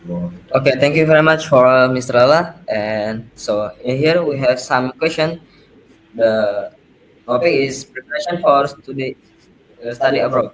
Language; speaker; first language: English; non-native, learner; Indonesian